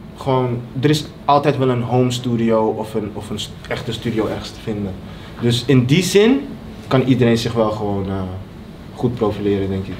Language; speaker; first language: Dutch; early bilingual, other home language; Papiamento